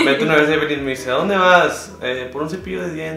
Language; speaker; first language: Spanish; native; Spanish